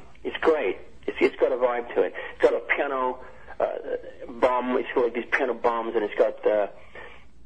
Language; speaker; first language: English; native; English